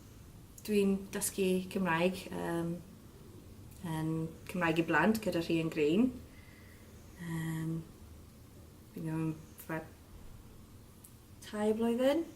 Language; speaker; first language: Welsh; non-native, learner; English